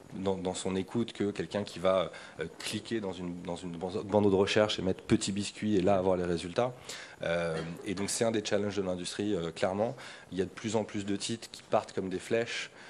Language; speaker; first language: French; native; French